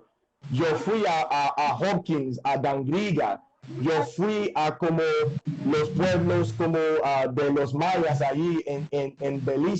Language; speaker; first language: Spanish; non-native, fluent; English